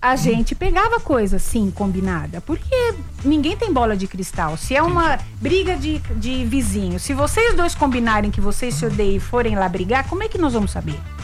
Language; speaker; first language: Portuguese; native; Portuguese